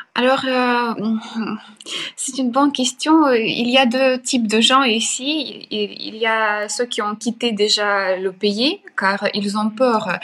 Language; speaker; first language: French; non-native, fluent; Ukrainian